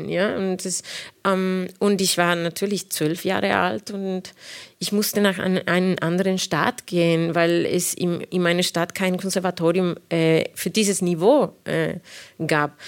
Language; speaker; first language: German; non-native, fluent; Spanish